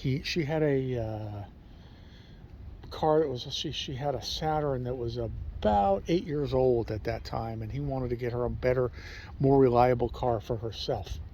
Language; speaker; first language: English; native; English